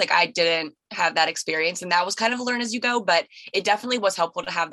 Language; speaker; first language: English; native; English